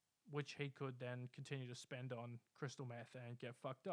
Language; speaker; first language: English; native; English